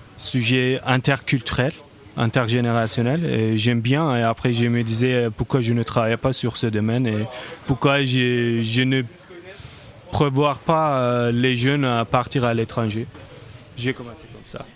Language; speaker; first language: French; non-native, learner; Turkish